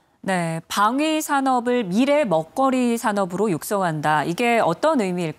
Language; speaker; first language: Korean; native; Korean